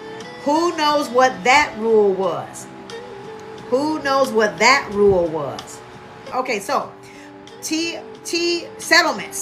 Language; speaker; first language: English; native; English